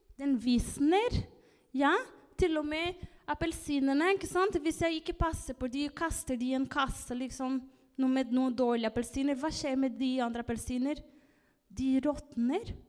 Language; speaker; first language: Norwegian; non-native, fluent; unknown